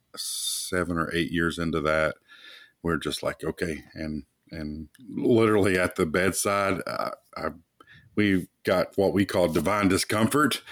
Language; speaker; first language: English; native; English